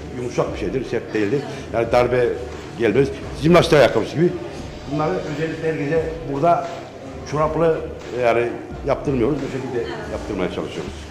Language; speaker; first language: Turkish; early bilingual, heritage; Turkish